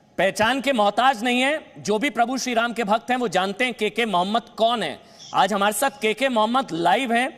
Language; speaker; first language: Hindi; native; Hindi